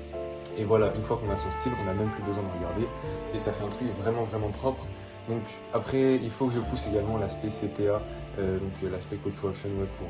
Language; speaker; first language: French; native; French